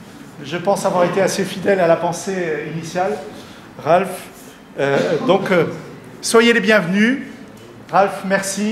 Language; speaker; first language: French; native; French